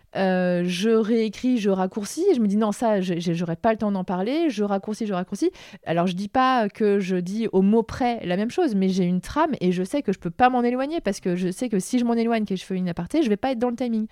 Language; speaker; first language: French; native; French